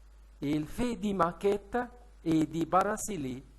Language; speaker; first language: French; non-native, fluent; Arabic